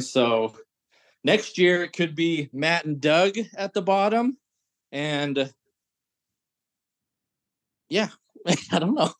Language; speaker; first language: English; native; English